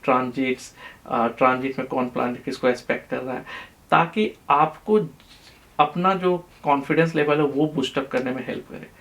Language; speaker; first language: Hindi; native; Hindi